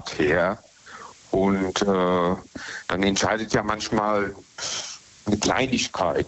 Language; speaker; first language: German; native; German